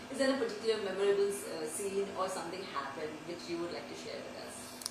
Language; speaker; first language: English; non-native, local second language; Hindi